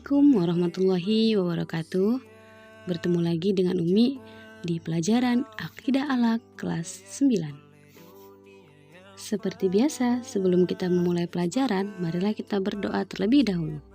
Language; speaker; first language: Indonesian; native; Indonesian